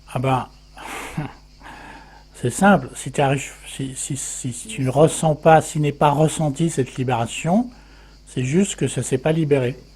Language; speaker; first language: French; native; French